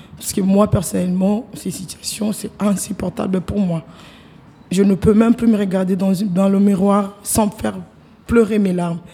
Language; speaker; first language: French; non-native, local second language; Lingala